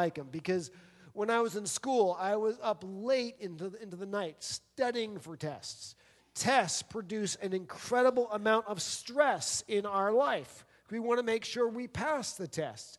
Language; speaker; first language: English; native; English